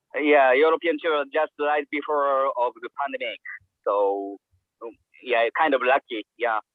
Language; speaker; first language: English; non-native, learner; Japanese